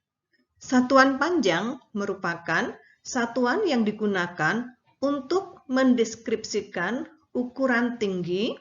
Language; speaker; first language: Indonesian; native; Indonesian